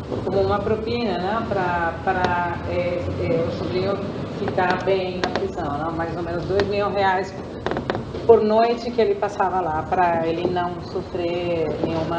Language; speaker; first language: Portuguese; non-native, fluent; Spanish